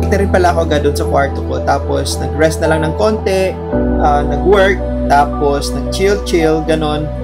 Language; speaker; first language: Filipino; non-native, local second language; Cebuano